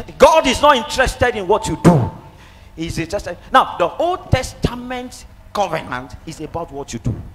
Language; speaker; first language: English; non-native, local second language; Yoruba